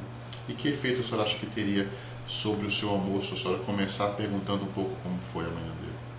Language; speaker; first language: Portuguese; native; Portuguese